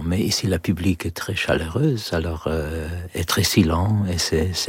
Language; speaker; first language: French; non-native, learner; English